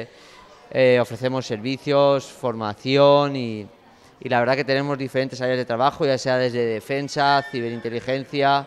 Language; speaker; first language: Spanish; native; Spanish